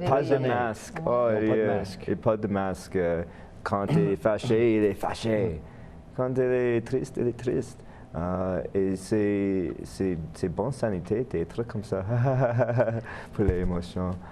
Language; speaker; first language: French; non-native, learner; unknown